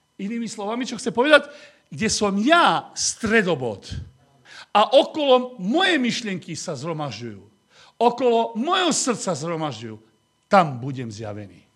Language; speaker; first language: Slovak; non-native, local second language; Hungarian